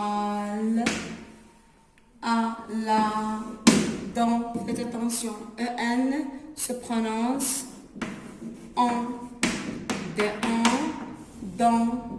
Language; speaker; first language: French; non-native, local second language; Arabic